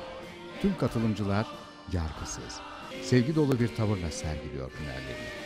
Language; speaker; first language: Turkish; native; Turkish